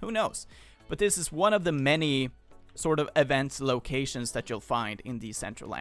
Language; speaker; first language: English; non-native, fluent; Swedish